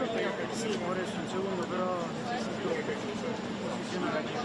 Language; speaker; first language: Spanish; non-native, fluent; Italian